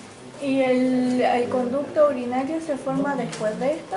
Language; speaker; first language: Spanish; native; Spanish